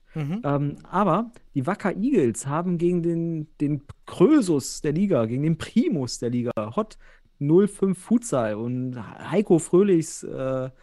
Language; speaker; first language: German; native; German